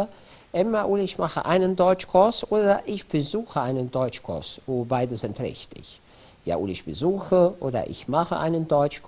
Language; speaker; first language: German; non-native, fluent; Arabic